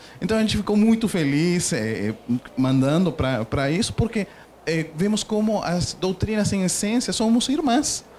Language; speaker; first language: Portuguese; non-native, fluent; Spanish